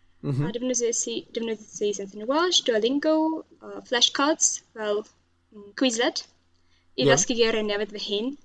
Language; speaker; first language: Welsh; non-native, learner; Russian